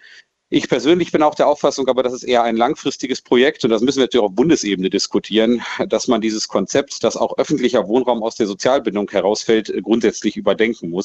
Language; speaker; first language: German; native; German